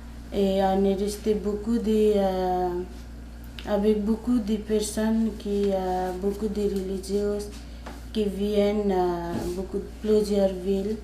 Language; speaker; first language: French; non-native, learner; Nepali